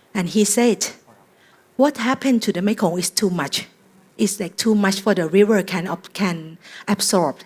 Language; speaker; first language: English; non-native, fluent; Thai